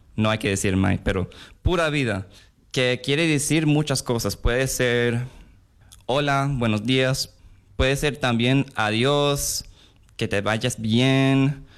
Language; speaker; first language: Spanish; non-native, fluent; English